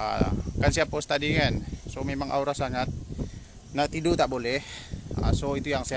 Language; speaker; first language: Malay; native; Malay